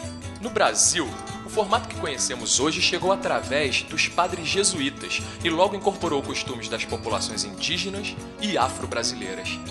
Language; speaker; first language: Portuguese; native; Portuguese